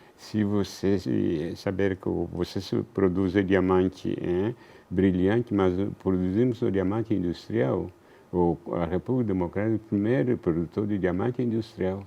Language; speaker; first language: Portuguese; non-native, fluent; Luba-Lulua